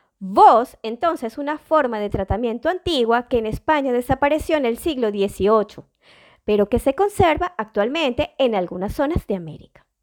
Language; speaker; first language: Spanish; native; Spanish